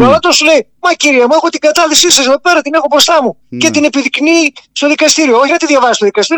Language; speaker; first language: Greek; native; Greek